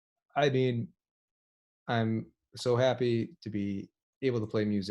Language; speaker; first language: English; native; English